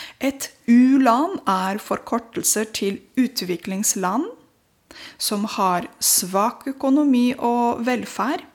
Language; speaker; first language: Norwegian; non-native, fluent; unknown